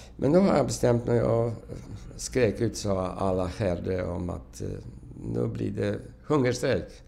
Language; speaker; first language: Swedish; non-native, fluent; Polish